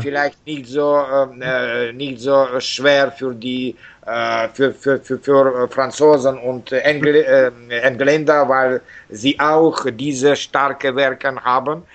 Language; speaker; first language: German; non-native, learner; Russian